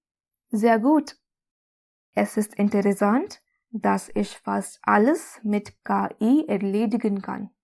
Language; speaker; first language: German; non-native, fluent; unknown